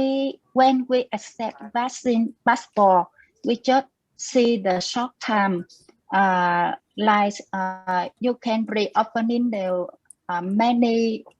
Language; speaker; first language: English; non-native, learner; Vietnamese